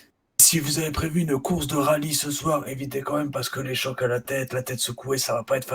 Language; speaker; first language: French; native; French